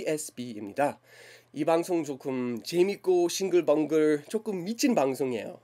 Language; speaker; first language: Korean; non-native, learner; English